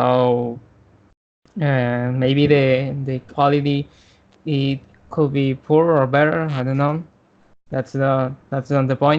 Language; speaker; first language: English; non-native, learner; Spanish